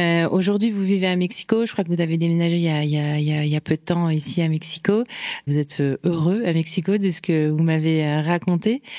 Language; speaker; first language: French; native; French